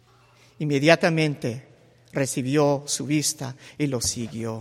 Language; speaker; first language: Spanish; early bilingual, heritage; Spanish